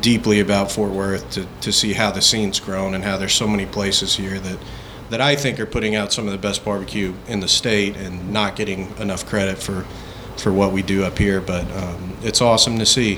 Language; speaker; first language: English; native; English